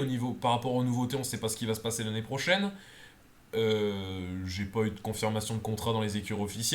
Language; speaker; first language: French; native; French